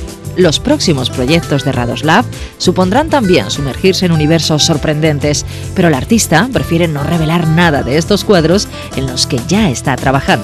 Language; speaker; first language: Spanish; native; Spanish